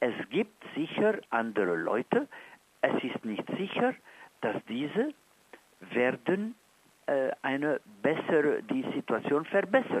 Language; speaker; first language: German; non-native, fluent; Arabic